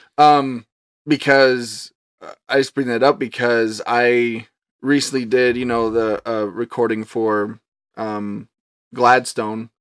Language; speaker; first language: English; native; English